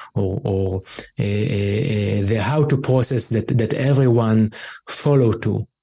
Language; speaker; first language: English; non-native, fluent; Hebrew